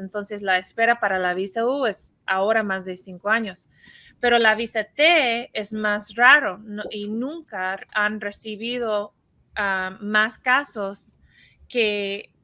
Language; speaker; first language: Spanish; non-native, fluent; English